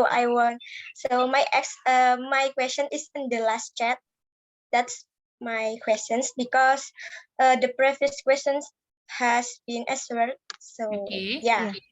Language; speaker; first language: English; non-native, learner; Indonesian